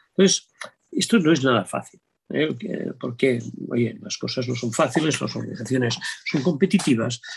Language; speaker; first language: Spanish; native; Spanish